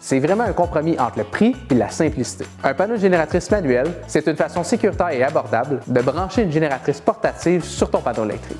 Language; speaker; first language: French; native; French